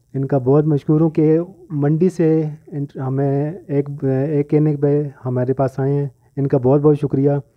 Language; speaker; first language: Urdu; non-native, local second language; Punjabi